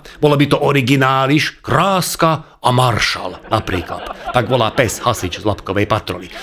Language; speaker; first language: Slovak; non-native, local second language; Hungarian